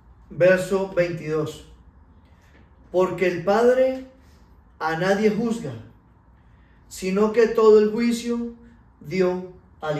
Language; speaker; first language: Spanish; native; Spanish